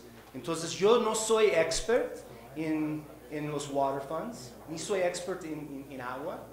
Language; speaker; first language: Spanish; non-native, fluent; English